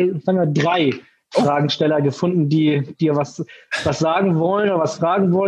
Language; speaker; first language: German; native; German